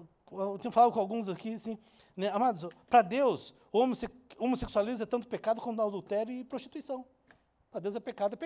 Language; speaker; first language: Portuguese; native; Portuguese